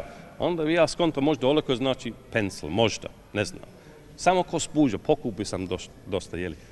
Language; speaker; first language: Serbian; non-native, fluent; English